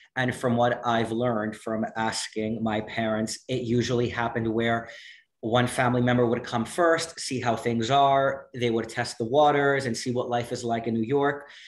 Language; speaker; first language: English; native; English